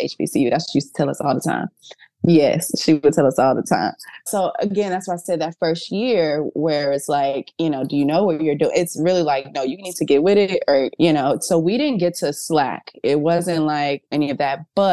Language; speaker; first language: English; native; English